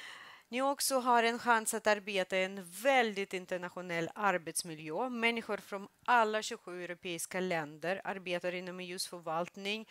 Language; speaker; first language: Swedish; non-native, fluent; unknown